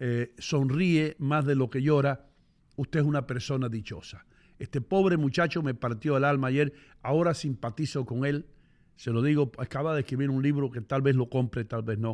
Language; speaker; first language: Spanish; native; Spanish